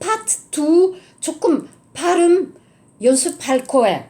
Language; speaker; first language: Korean; non-native, learner; French